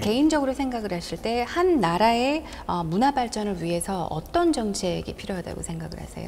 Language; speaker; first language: Korean; native; Korean